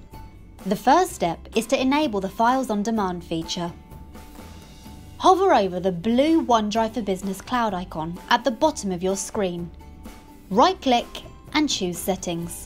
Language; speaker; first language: English; native; English